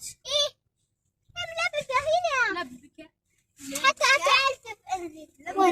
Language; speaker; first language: Arabic; native; Arabic